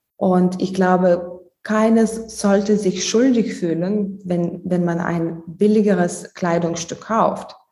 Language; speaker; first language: German; non-native, fluent; Lithuanian